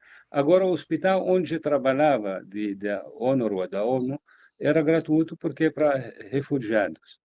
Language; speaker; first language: Portuguese; non-native, fluent; Arabic